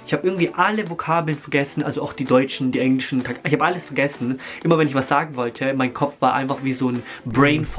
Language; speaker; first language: German; early bilingual, other home language; Filipino